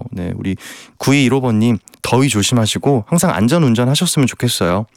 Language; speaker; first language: Korean; native; Korean